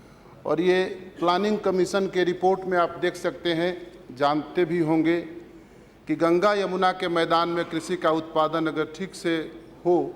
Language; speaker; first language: Hindi; native; Hindi